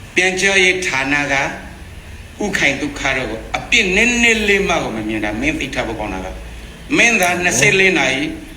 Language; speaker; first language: Burmese; native; Burmese